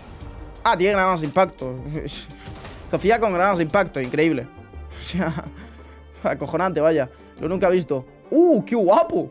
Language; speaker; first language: Spanish; native; Spanish